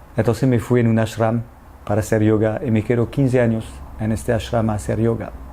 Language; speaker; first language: Spanish; non-native, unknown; French